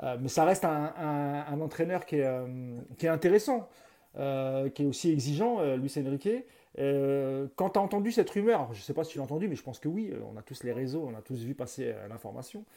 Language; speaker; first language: French; native; French